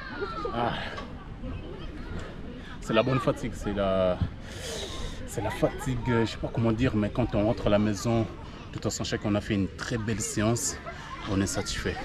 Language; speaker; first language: French; native; French